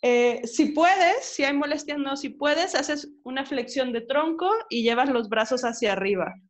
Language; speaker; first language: Spanish; native; Spanish